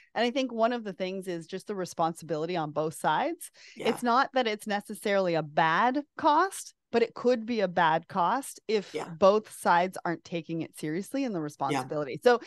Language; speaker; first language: English; native; English